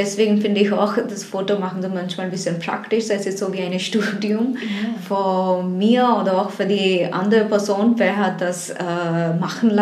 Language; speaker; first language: German; non-native, fluent; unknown